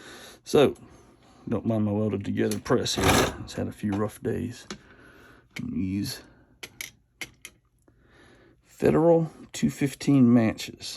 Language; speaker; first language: English; native; English